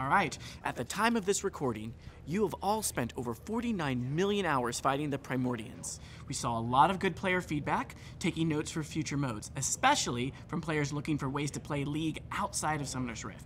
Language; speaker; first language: English; native; English